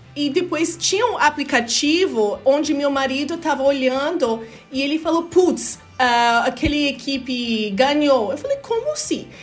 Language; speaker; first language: Portuguese; non-native, fluent; English